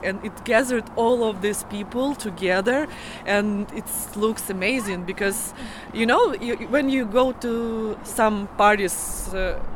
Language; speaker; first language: English; non-native, learner; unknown